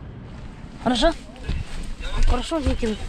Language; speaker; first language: Russian; non-native, local second language; Yakut